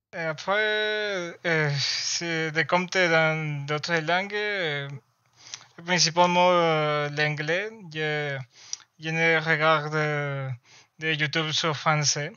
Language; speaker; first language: French; non-native, learner; Spanish